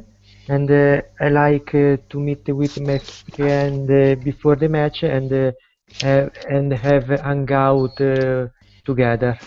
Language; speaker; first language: English; non-native, learner; Italian